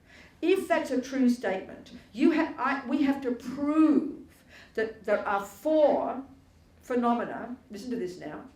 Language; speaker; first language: English; native; English